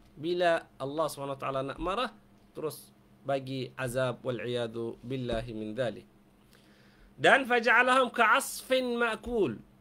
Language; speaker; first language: Malay; non-native, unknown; Arabic